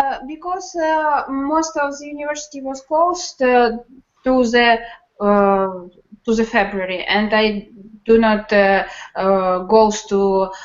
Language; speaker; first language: English; non-native, learner; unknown